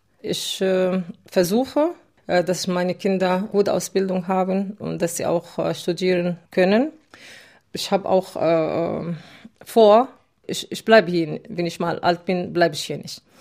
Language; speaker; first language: German; non-native, fluent; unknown